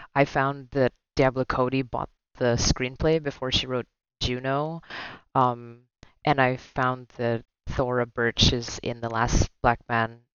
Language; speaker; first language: English; non-native, local second language; Filipino